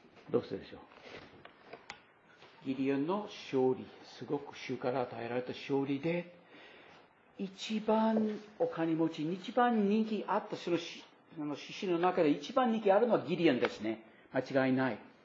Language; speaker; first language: Japanese; non-native, fluent; English